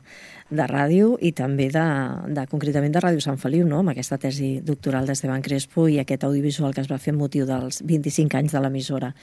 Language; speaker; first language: Catalan; native; Catalan